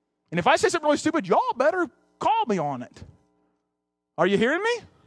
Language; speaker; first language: English; native; English